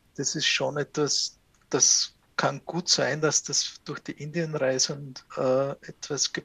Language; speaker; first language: German; native; German